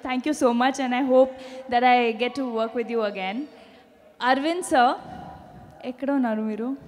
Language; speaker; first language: Telugu; non-native, fluent; Punjabi